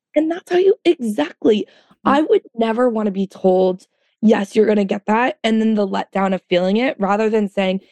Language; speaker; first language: English; native; English